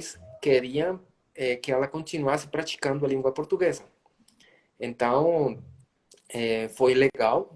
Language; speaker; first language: Portuguese; non-native, fluent; Spanish